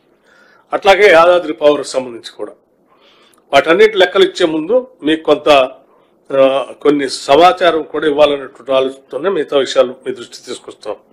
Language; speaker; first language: Telugu; native; Telugu